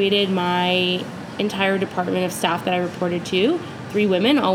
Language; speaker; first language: English; native; English